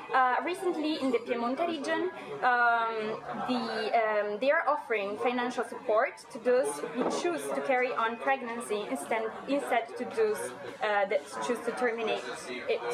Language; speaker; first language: English; non-native, fluent; Italian